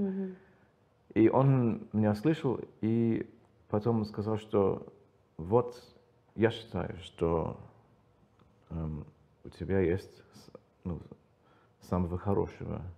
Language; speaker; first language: Russian; non-native, learner; English